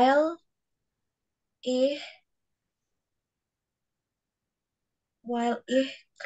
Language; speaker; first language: German; non-native, learner; Indonesian